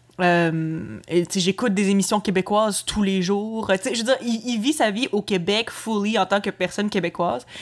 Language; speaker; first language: French; native; French